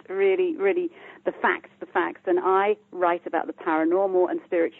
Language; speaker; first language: English; native; English